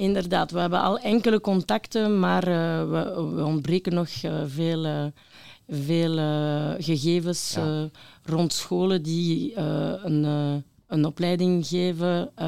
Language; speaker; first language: Dutch; non-native, local second language; French